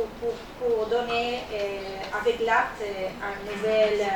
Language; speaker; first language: French; non-native, learner; Spanish